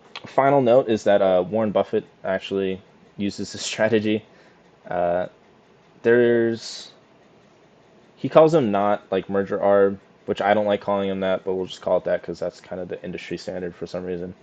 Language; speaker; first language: English; native; English